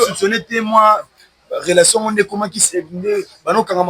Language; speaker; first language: French; non-native, local second language; Lingala